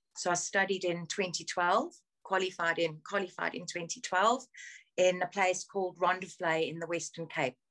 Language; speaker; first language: English; native; English